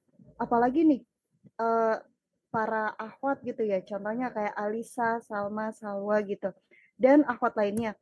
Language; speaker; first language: Indonesian; native; Indonesian